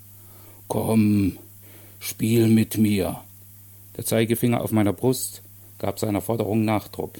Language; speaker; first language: German; native; German